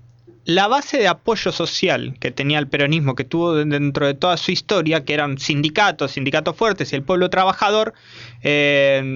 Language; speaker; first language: Spanish; native; Spanish